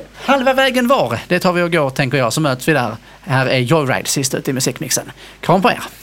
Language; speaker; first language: Swedish; native; Swedish